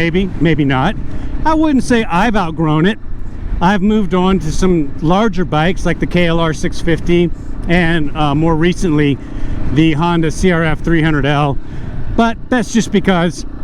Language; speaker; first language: English; native; English